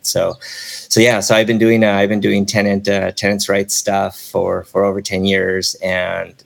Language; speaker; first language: English; native; English